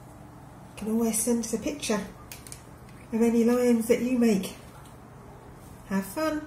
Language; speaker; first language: English; native; English